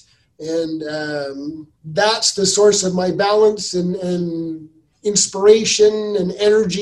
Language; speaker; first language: English; native; English